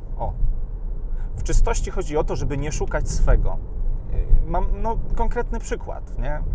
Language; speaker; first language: Polish; native; Polish